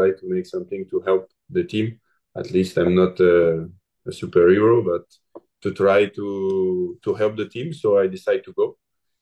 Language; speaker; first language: English; non-native, learner; French